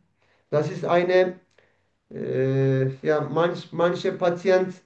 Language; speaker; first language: German; non-native, learner; Turkish